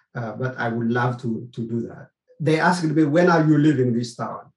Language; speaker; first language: English; non-native, fluent; Amharic